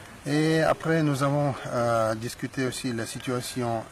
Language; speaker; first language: French; non-native, learner; Russian